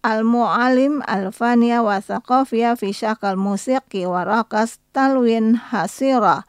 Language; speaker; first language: Arabic; non-native, fluent; Indonesian